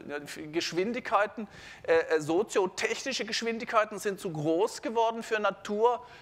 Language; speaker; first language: German; native; German